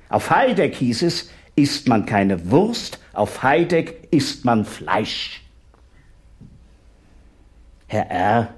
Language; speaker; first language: German; native; German